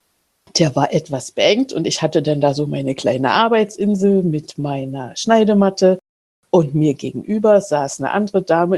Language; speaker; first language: German; native; German